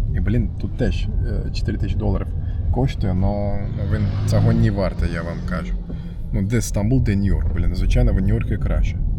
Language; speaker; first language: Ukrainian; non-native, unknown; Turkish